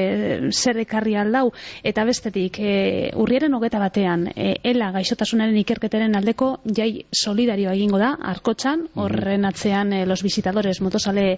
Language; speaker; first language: Basque; native; Basque